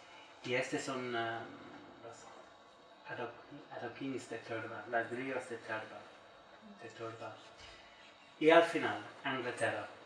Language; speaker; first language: Spanish; non-native, learner; English